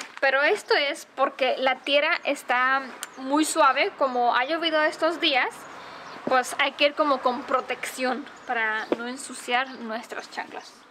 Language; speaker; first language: Spanish; non-native, fluent; Romanian